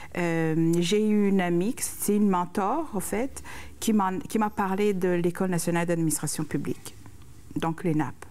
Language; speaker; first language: French; non-native, local second language; Rundi